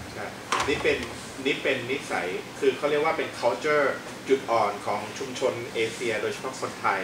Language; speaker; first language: Thai; native; Thai